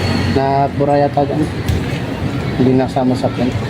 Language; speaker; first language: Filipino; non-native, learner; Japanese